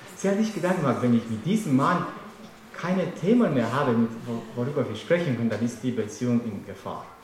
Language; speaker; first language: German; non-native, fluent; Romanian